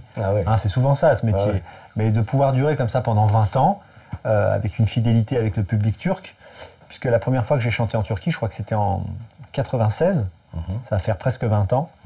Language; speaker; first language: French; native; French